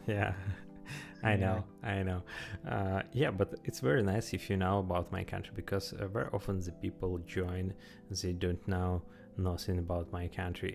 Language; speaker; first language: English; non-native, learner; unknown